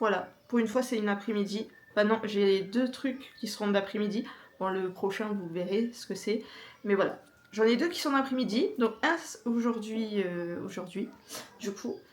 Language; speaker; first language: French; native; French